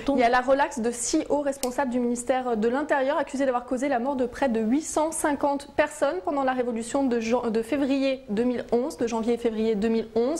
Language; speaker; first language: French; native; French